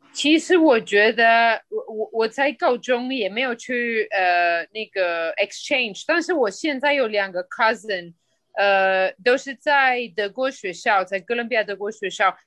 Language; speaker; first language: Chinese; non-native, fluent; Spanish